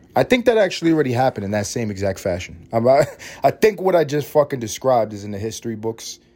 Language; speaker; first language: English; early bilingual, other home language; Spanish